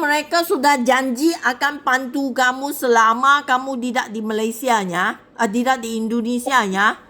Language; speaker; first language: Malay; non-native, local second language; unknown